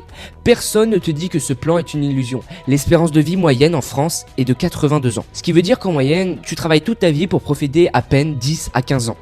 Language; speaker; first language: French; native; French